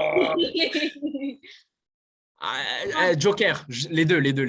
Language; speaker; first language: French; native; French